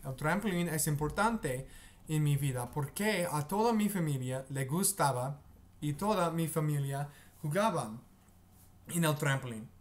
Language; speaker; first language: Spanish; non-native, learner; English